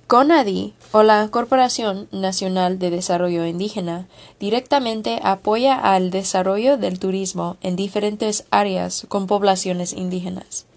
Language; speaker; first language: Spanish; non-native, fluent; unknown